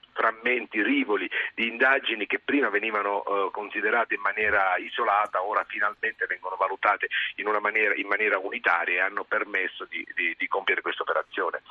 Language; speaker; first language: Italian; native; Italian